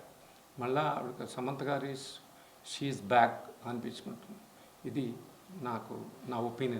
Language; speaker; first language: Telugu; native; Telugu